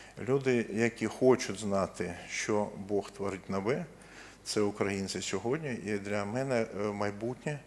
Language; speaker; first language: Ukrainian; non-native, local second language; Russian